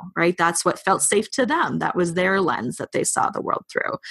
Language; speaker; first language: English; native; English